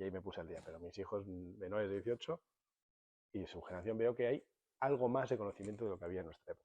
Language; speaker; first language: Spanish; native; Spanish